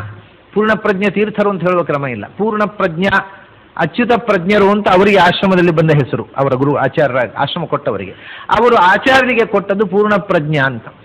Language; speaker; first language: Kannada; native; Kannada